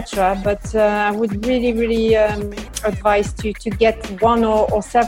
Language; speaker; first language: English; non-native, fluent; French